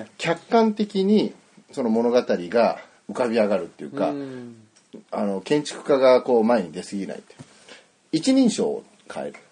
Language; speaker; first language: Japanese; native; Japanese